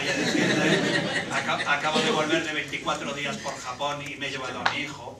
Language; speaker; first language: Spanish; native; Spanish